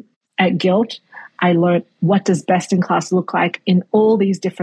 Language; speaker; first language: English; native; English